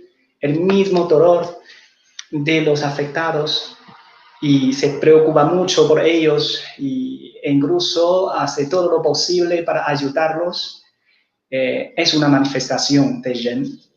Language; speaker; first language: Spanish; non-native, fluent; Chinese